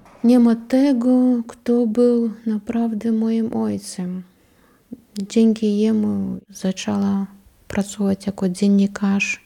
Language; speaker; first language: Polish; non-native, learner; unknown